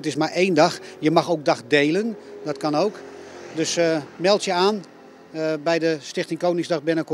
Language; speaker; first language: Dutch; native; Dutch